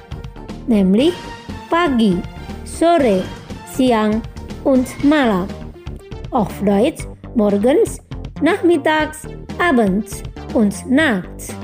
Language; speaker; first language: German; non-native, fluent; Indonesian